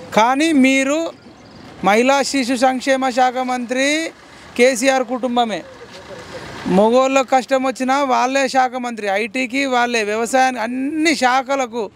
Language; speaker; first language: Telugu; native; Telugu